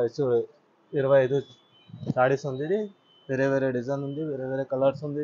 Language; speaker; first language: Telugu; non-native, local second language; Urdu